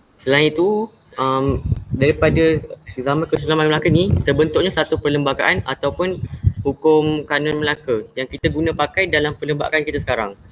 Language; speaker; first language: Malay; native; Malay